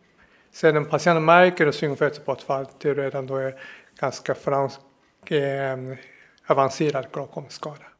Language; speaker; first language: Swedish; non-native, fluent; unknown